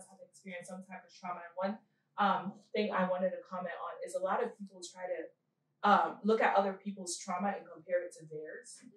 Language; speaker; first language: English; early bilingual, other home language; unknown